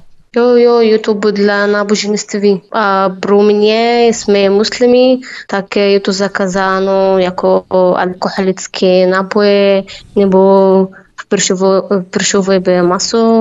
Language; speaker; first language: Czech; non-native, learner; Arabic